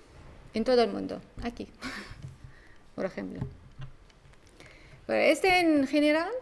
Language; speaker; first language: Spanish; non-native, learner; Arabic